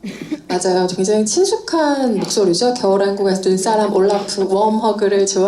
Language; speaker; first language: Korean; native; Korean